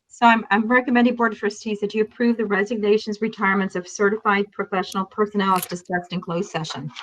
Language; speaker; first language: English; native; English